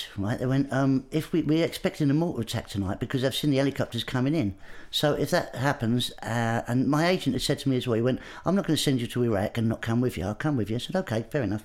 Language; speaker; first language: English; native; English